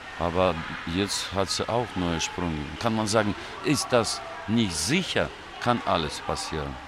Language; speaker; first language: German; non-native, fluent; Russian